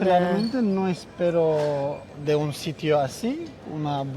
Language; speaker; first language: Spanish; non-native, learner; Turkish